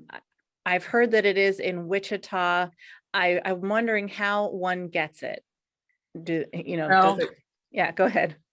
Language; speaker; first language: English; native; English